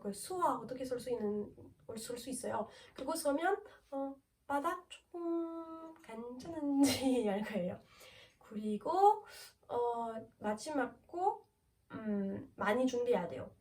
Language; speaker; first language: Korean; non-native, learner; French